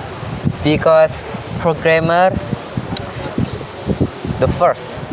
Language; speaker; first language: English; non-native, learner; Indonesian